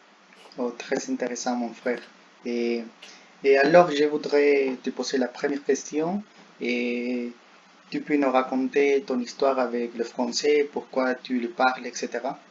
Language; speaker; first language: French; non-native, learner; Spanish